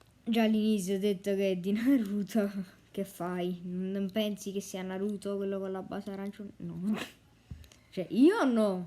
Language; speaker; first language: Italian; native; Italian